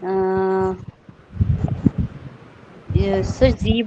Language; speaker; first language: German; non-native, learner; Hindi